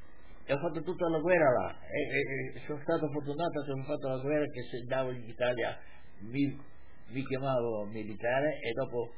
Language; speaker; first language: Italian; non-native, local second language; Friulian